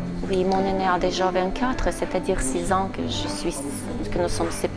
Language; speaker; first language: French; non-native, fluent; Russian